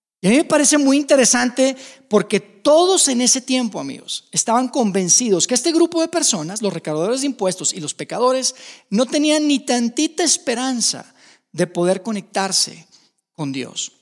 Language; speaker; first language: Spanish; native; Spanish